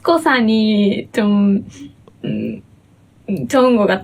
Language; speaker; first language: Korean; non-native, fluent; Japanese